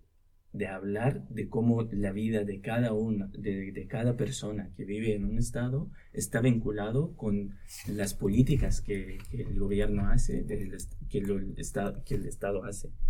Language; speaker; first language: Spanish; non-native, local second language; Arabic